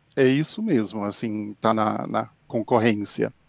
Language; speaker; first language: Portuguese; non-native, fluent; English